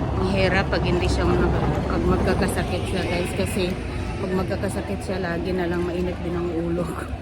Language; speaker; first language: Filipino; non-native, local second language; Hiligaynon